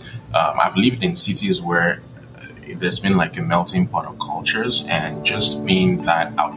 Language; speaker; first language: English; non-native, local second language; Yoruba